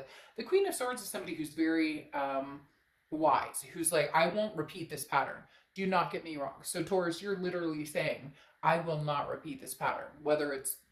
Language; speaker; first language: English; native; English